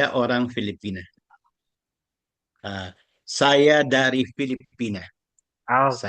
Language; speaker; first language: Indonesian; non-native, learner; Filipino